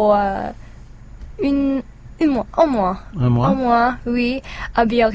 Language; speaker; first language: French; non-native, learner; English